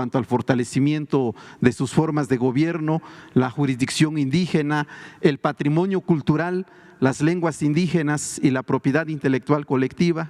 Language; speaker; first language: Spanish; non-native, local second language; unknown